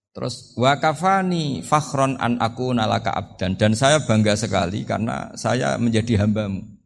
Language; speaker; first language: Indonesian; non-native, local second language; Javanese